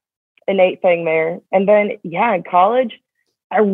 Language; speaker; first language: English; native; English